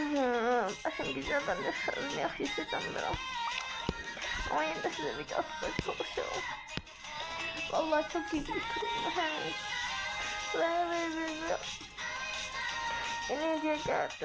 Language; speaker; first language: Turkish; non-native, local second language; Azerbaijani